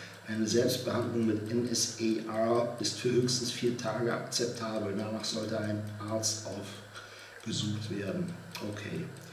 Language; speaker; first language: German; native; German